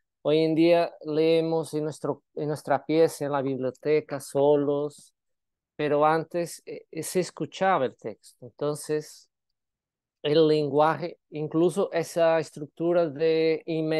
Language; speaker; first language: Spanish; non-native, fluent; Portuguese